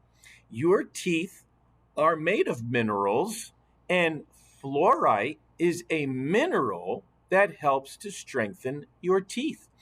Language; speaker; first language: English; native; English